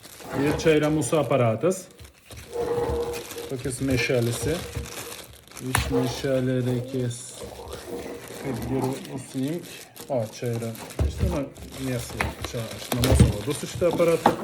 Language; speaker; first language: Lithuanian; non-native, learner; Turkish